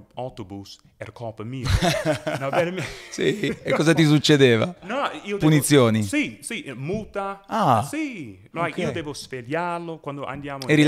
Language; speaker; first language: Italian; non-native, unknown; English